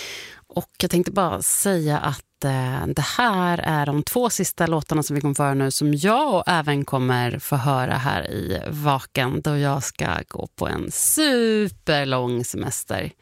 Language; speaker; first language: Swedish; native; Swedish